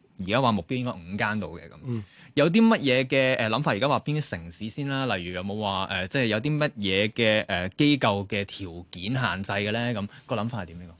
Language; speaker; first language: Cantonese; native; Cantonese